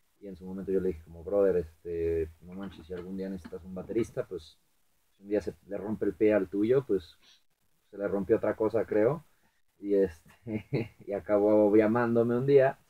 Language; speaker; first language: Spanish; native; Spanish